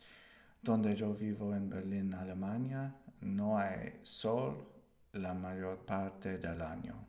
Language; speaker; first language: Spanish; non-native, learner; English